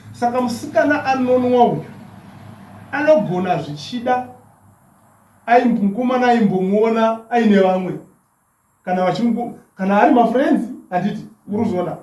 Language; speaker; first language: Shona; native; Shona